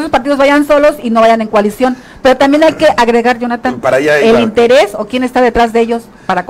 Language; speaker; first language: Spanish; native; Spanish